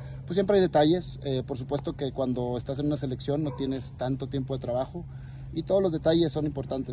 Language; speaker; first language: Spanish; native; Spanish